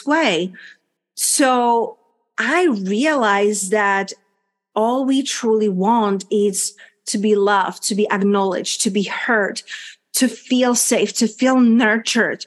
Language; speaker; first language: English; non-native, fluent; Czech